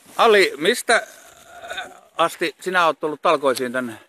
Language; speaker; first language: Finnish; native; Finnish